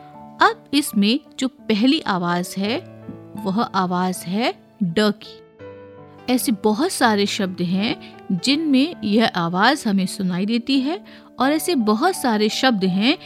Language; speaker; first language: Hindi; native; Hindi